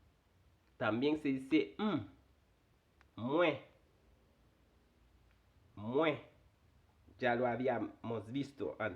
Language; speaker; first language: Spanish; non-native, fluent; Haitian Creole